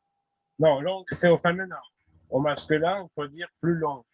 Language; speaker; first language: French; non-native, fluent; Russian